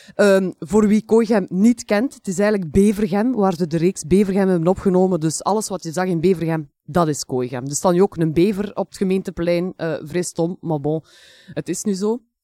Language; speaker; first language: Dutch; native; Dutch